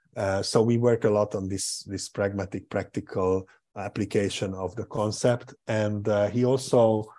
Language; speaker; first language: English; non-native, fluent; Hungarian